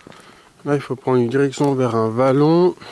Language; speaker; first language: French; native; French